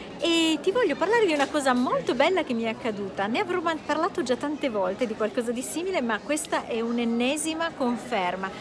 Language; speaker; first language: Italian; native; Italian